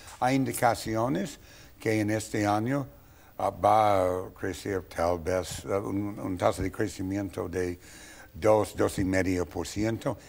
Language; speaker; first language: Spanish; non-native, fluent; English